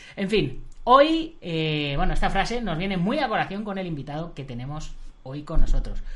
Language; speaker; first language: Spanish; native; Spanish